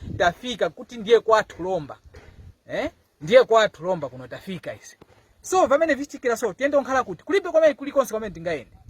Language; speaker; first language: Nyanja; non-native, local second language; Tumbuka